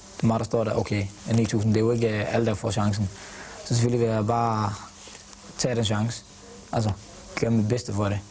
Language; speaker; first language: Danish; early bilingual, other home language; Arabic